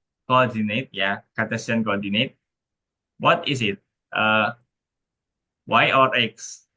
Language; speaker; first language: English; non-native, learner; Indonesian